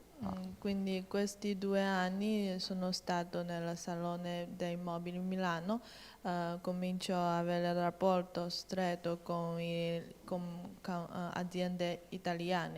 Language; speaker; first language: Italian; non-native, learner; Chinese